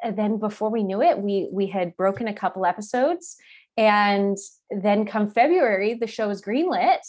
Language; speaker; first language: English; native; English